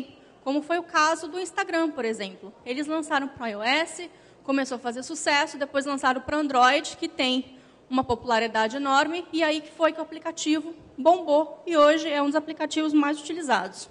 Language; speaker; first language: Portuguese; native; Portuguese